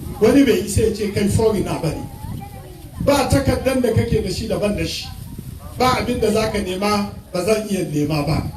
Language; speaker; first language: Hausa; non-native, local second language; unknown